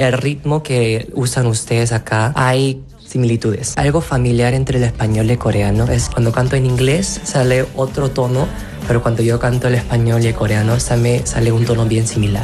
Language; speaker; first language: Spanish; non-native, fluent; Korean